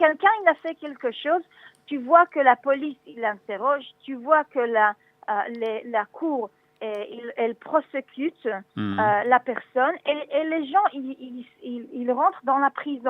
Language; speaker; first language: French; non-native, learner; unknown